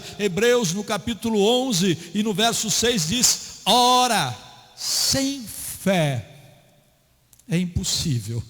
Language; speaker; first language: Portuguese; native; Portuguese